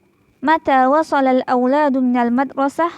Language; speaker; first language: Arabic; non-native, fluent; Indonesian